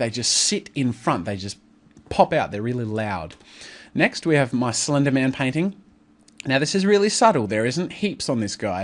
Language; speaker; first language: English; native; English